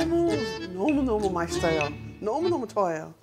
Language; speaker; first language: Korean; non-native, learner; English